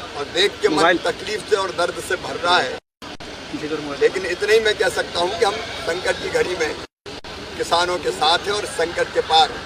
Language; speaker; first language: Hindi; native; Hindi